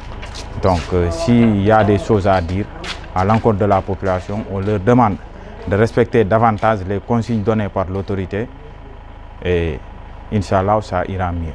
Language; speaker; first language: French; non-native, local second language; Wolof